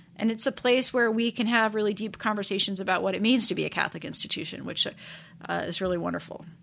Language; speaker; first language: English; native; English